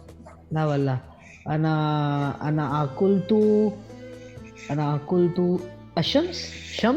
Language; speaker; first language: Arabic; non-native, learner; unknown